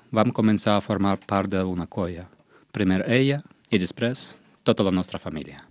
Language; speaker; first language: Catalan; non-native, fluent; Russian